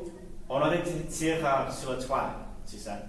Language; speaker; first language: French; non-native, learner; English